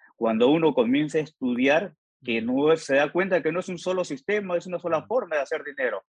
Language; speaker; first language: Spanish; native; Spanish